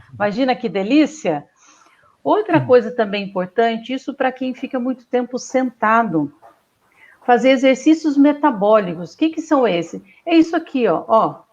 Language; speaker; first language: Portuguese; native; Portuguese